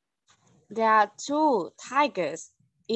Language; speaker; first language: English; non-native, learner; Vietnamese